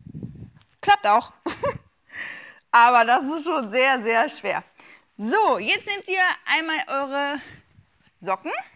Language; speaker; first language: German; native; German